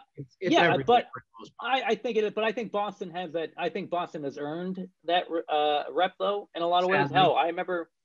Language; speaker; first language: English; native; English